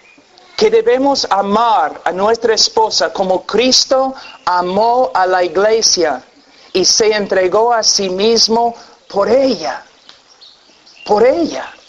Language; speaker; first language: Spanish; non-native, fluent; English